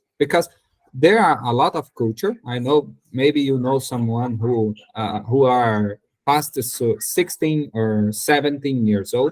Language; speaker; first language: English; non-native, learner; Portuguese